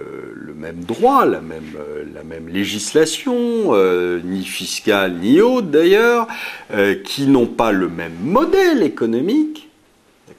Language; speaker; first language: French; native; French